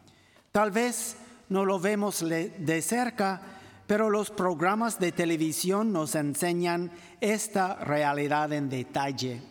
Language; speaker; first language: Spanish; non-native, fluent; English